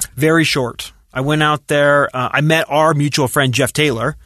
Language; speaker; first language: English; native; English